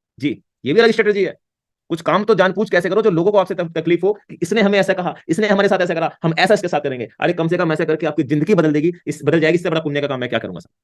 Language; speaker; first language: Hindi; native; Hindi